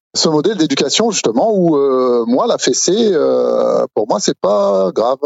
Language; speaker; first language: French; native; French